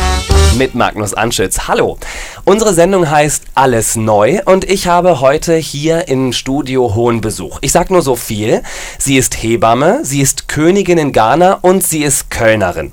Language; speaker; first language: German; native; German